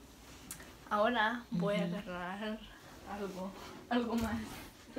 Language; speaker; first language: Spanish; early bilingual, heritage; Spanish